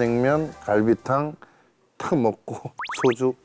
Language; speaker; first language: Korean; native; Korean